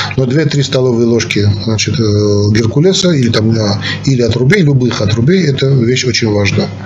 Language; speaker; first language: Russian; non-native, local second language; Armenian